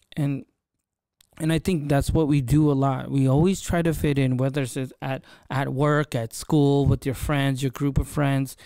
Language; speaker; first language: English; native; English